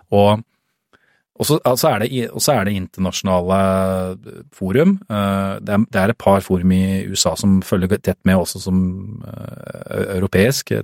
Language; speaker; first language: Norwegian; native; Norwegian